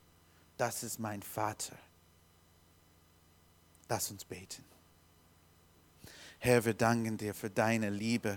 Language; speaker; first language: German; non-native, learner; English